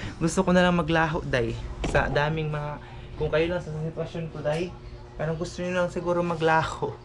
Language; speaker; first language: Filipino; non-native, local second language; Cebuano